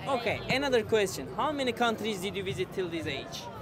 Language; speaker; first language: English; non-native, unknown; Turkish